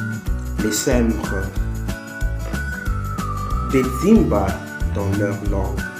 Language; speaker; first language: French; non-native, learner; Italian